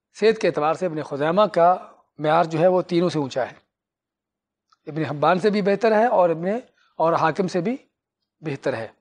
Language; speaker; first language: Urdu; native; Urdu